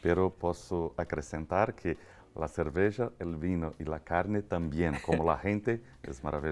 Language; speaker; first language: Spanish; non-native, learner; Portuguese